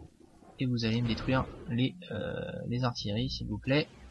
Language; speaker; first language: French; native; French